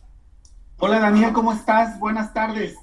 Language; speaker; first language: Spanish; native; Spanish